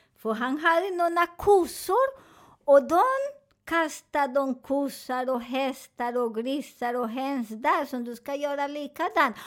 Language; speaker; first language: Swedish; non-native, learner; Spanish